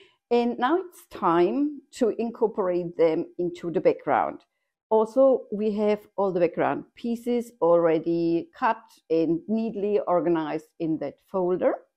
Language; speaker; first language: English; non-native, fluent; German